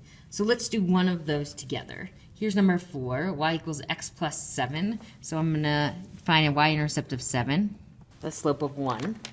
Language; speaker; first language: English; native; English